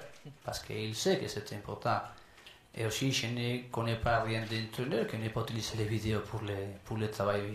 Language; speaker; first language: French; non-native, learner; Spanish